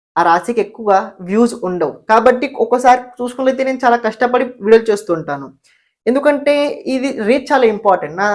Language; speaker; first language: Telugu; non-native, local second language; Marathi